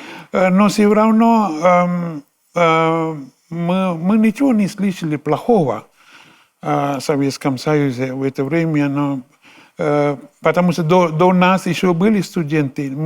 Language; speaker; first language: Russian; non-native, fluent; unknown